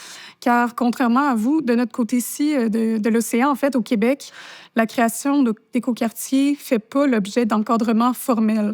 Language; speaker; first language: French; native; French